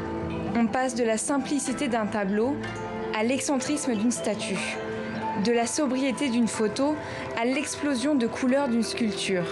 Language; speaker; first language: French; native; French